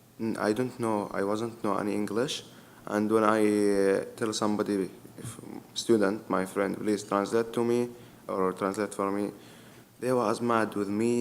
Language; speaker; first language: English; non-native, learner; Arabic